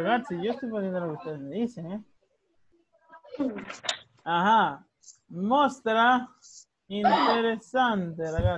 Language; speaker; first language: Italian; non-native, learner; Spanish